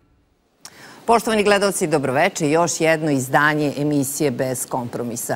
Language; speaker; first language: Croatian; native; Croatian